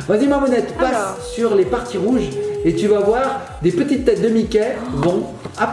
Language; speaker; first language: French; native; French